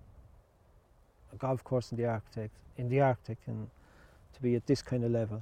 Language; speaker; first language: English; native; English